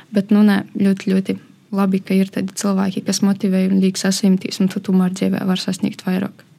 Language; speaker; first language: Latvian; native; Latvian